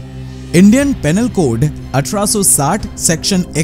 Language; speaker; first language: Hindi; non-native, local second language; Bangla